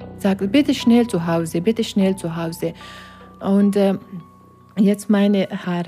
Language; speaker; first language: German; non-native, learner; Persian